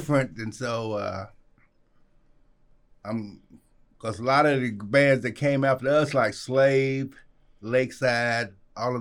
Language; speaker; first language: English; native; English